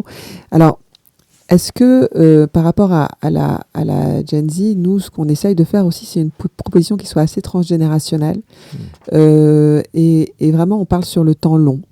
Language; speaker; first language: French; native; French